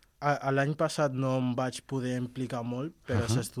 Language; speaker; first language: Catalan; early bilingual, other home language; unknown